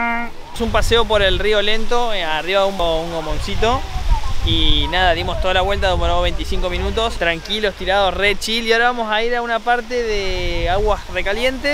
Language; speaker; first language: Spanish; native; Spanish